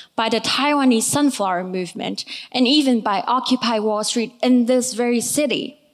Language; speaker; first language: English; non-native, local second language; Cantonese